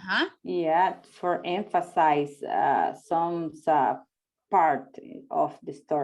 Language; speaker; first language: English; non-native, learner; Spanish